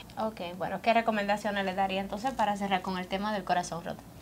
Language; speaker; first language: Spanish; native; Spanish